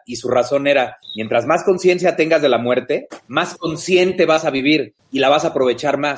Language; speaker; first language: Spanish; native; Spanish